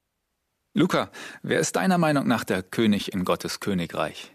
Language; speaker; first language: German; native; German